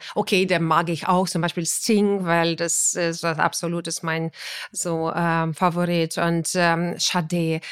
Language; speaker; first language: German; non-native, fluent; Ukrainian